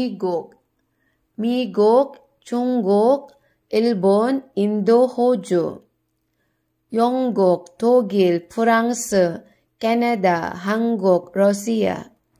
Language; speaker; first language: Korean; non-native, learner; Cebuano